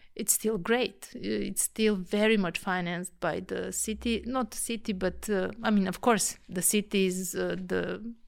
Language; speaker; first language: English; non-native, fluent; Serbian